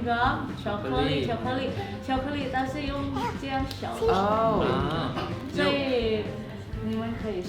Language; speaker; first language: Chinese; non-native, fluent; Indonesian